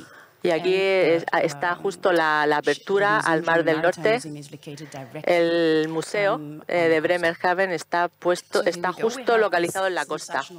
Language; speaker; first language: Spanish; non-native, fluent; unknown